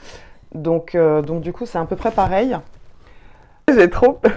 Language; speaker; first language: French; native; French